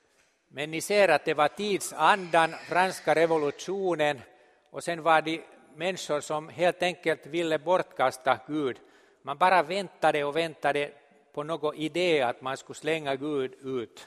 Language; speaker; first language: Swedish; non-native, local second language; Finnish